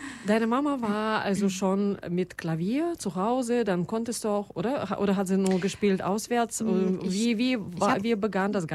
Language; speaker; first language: German; non-native, fluent; Russian